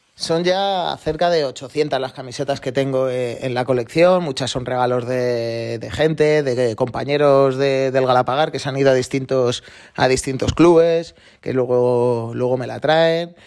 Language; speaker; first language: Spanish; native; Spanish